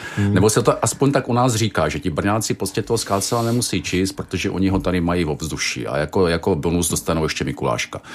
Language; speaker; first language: Czech; native; Czech